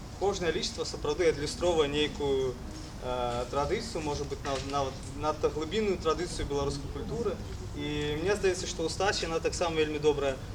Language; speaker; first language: Belarusian; non-native, local second language; Russian